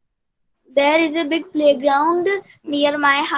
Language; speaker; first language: English; non-native, learner; Hindi